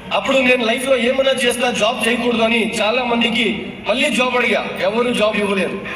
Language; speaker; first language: Telugu; non-native, local second language; Urdu